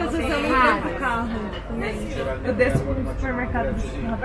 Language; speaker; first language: Portuguese; early bilingual, heritage; Portuguese